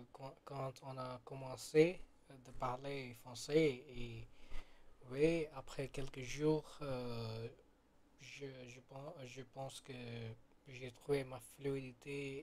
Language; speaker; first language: French; non-native, learner; Gujarati